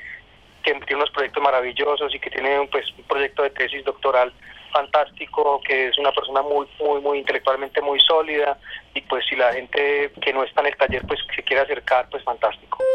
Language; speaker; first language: Spanish; native; Spanish